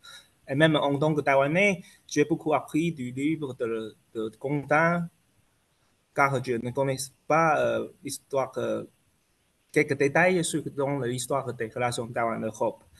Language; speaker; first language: French; non-native, fluent; Chinese